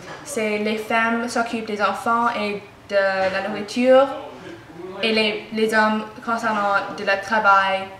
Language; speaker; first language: French; non-native, learner; English